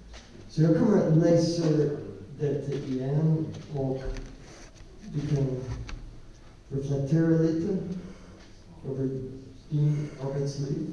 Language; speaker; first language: Swedish; non-native, learner; English